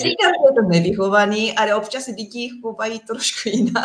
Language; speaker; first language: Czech; non-native, learner; Japanese